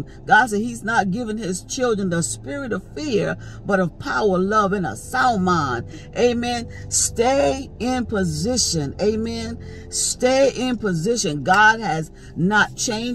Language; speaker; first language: English; native; English